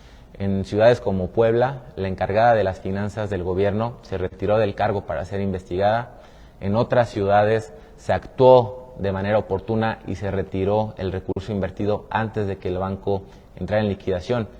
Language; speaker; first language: Spanish; native; Spanish